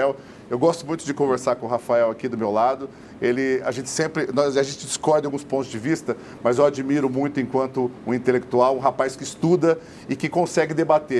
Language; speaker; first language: Portuguese; native; Portuguese